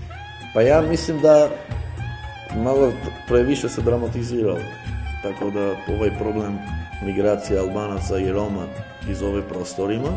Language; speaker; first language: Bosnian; non-native, local second language; Albanian